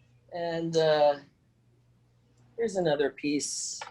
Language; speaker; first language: English; native; English